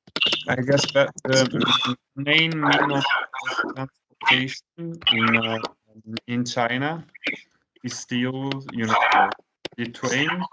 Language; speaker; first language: English; non-native, fluent; Italian